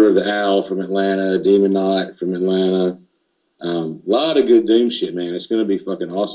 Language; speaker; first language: English; native; English